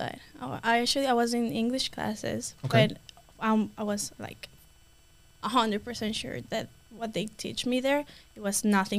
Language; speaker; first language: English; non-native, fluent; Spanish